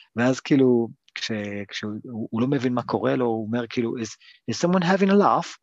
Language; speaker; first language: Hebrew; early bilingual, other home language; English